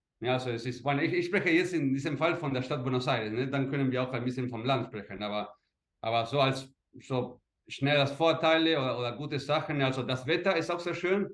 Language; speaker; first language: German; early bilingual, heritage; Spanish